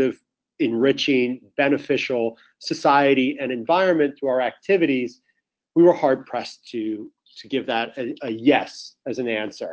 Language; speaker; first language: English; native; English